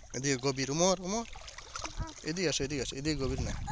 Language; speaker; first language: Bangla; non-native, local second language; Sylheti